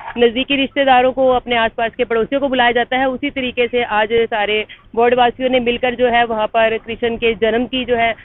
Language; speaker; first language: Hindi; native; Hindi